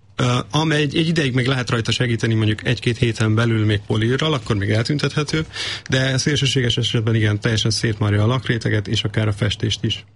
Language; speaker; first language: Hungarian; native; Hungarian